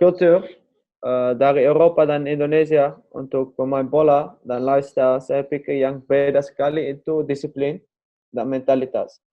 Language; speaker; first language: Indonesian; non-native, learner; Dutch